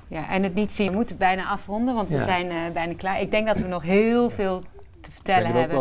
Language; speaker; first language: Dutch; native; Dutch